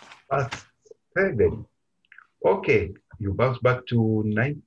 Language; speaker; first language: English; non-native, local second language; Bemba